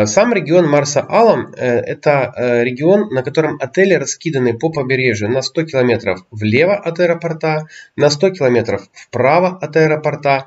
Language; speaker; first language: Russian; native; Russian